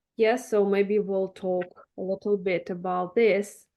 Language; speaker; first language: English; non-native, fluent; Russian